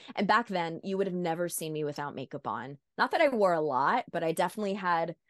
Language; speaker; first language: English; native; English